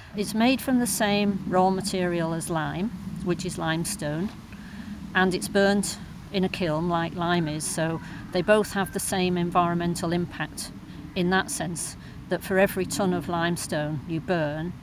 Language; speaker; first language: English; native; English